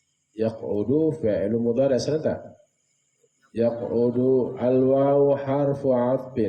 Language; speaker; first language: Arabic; non-native, fluent; Indonesian